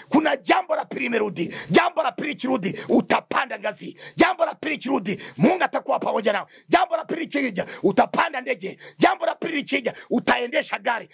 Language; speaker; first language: Swahili; non-native, local second language; Kinyarwanda